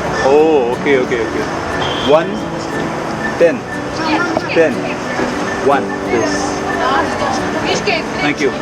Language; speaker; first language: English; non-native, learner; Hindi